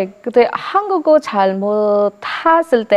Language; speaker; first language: Korean; non-native, learner; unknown